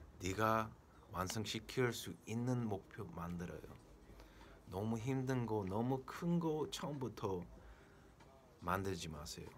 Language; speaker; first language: Korean; early bilingual, heritage; Korean